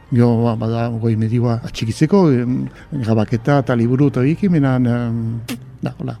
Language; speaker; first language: Basque; native; Basque